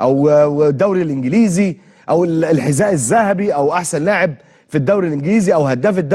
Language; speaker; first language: Arabic; native; Arabic